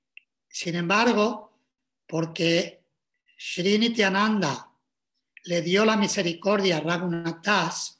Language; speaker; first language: Spanish; native; Spanish